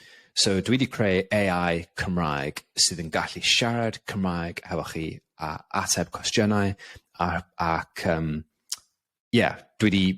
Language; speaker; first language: Welsh; non-native, local second language; English